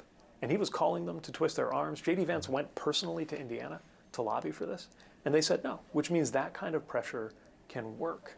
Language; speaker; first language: English; native; English